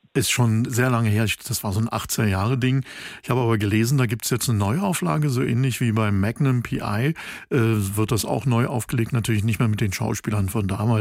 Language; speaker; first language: German; native; German